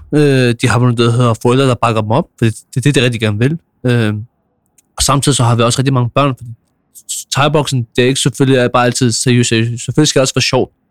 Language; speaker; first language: Danish; early bilingual, other home language; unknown